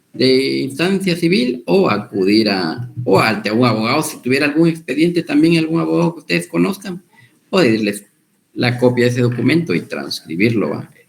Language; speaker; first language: Spanish; native; Spanish